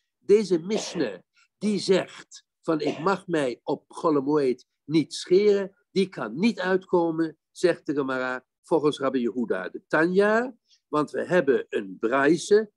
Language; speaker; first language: Dutch; native; Dutch